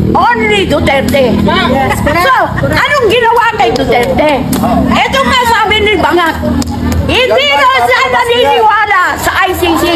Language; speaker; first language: Filipino; non-native, local second language; Iloko